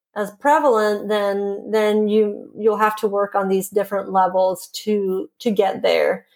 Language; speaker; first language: English; non-native, fluent; Swedish